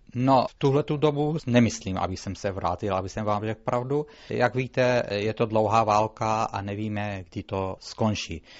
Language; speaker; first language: Czech; non-native, fluent; Arabic